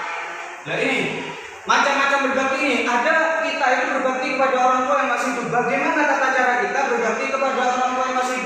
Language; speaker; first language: Indonesian; native; Indonesian